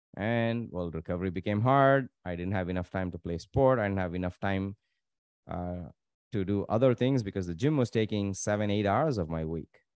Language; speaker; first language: English; non-native, local second language; Tamil